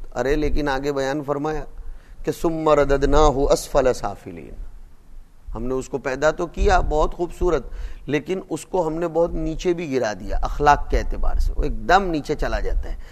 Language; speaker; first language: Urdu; non-native, local second language; Gujarati